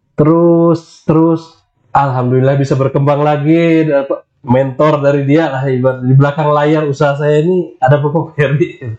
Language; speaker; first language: Indonesian; non-native, local second language; Sundanese